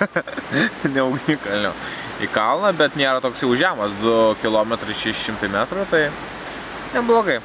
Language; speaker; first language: Lithuanian; native; Lithuanian